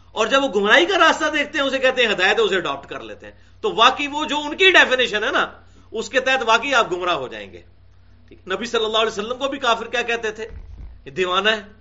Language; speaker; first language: Urdu; non-native, local second language; Punjabi